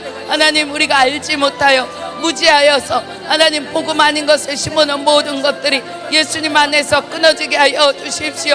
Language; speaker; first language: Korean; native; Korean